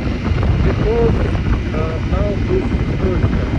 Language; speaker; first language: English; non-native, learner; Russian